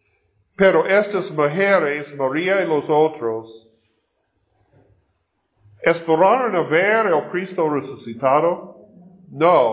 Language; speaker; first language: Spanish; non-native, learner; English